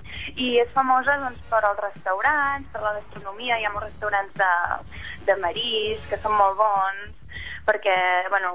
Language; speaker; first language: Catalan; native; Catalan